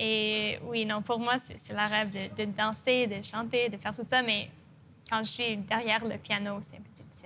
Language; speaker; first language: French; non-native, local second language; English